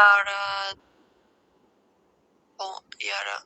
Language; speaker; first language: Arabic; non-native, learner; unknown